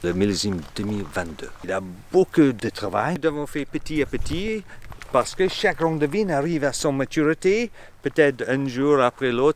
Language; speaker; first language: French; non-native, fluent; English